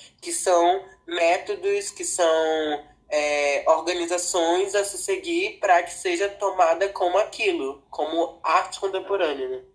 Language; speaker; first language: Portuguese; non-native, local second language; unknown